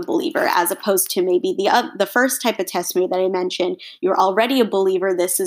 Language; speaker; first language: English; native; English